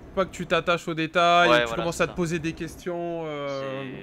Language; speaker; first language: French; native; French